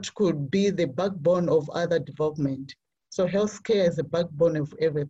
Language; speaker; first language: English; non-native, local second language; Nyanja